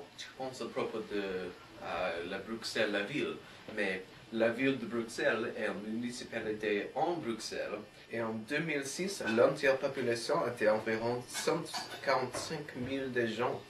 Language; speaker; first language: French; non-native, learner; English